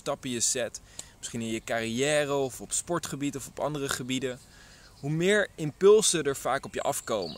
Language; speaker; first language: Dutch; native; Dutch